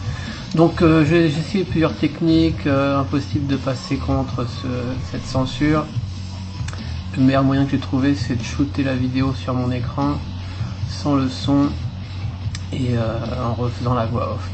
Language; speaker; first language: French; native; French